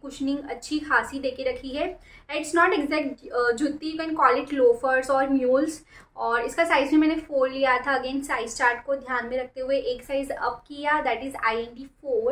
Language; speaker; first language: Hindi; native; Hindi